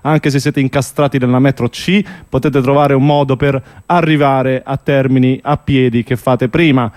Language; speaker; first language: Italian; native; Italian